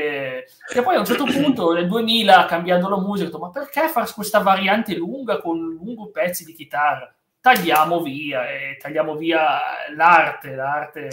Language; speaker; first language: Italian; native; Italian